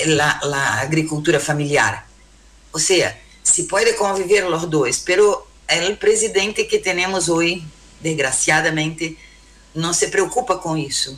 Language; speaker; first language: Spanish; non-native, learner; Portuguese